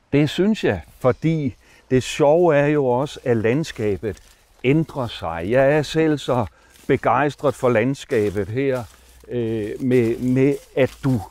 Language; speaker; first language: Danish; native; Danish